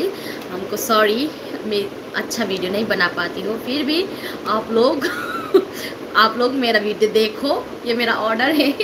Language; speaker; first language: Hindi; non-native, learner; Nepali